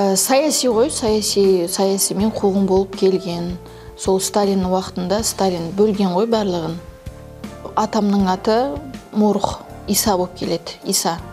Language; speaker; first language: Kazakh; non-native, local second language; Turkish